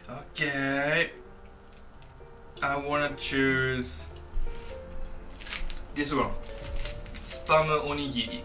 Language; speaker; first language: English; non-native, fluent; Japanese